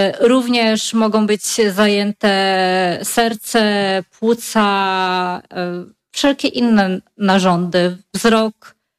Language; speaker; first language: Polish; native; Polish